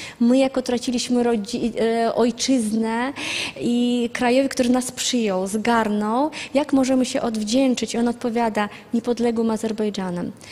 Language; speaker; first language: Polish; non-native, fluent; Azerbaijani